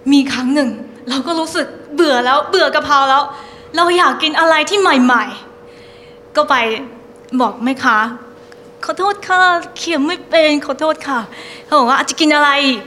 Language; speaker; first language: Thai; non-native, fluent; Chinese